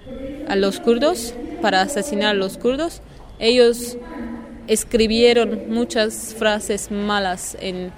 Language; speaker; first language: Spanish; non-native, learner; Kurdish